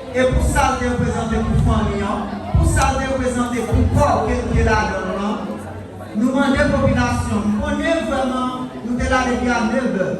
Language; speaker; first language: French; non-native, local second language; Haitian Creole